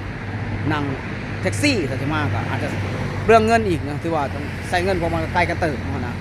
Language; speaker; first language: Thai; non-native, local second language; Northeastern Thai